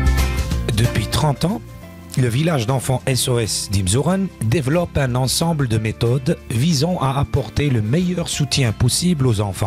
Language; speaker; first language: French; non-native, local second language; Arabic